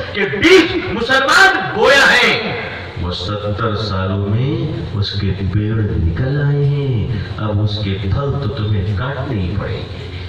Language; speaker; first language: Urdu; native; Urdu